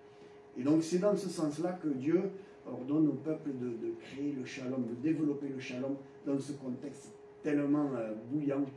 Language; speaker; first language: French; native; French